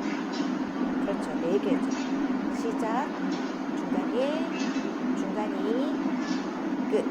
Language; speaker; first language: Korean; native; Korean